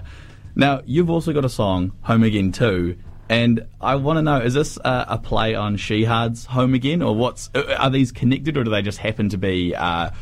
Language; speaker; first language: English; native; English